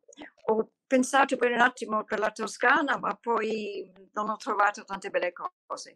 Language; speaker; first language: Italian; non-native, fluent; English